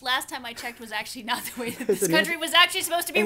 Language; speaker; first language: English; native; English